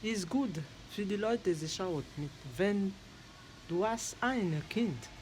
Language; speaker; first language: German; non-native, learner; French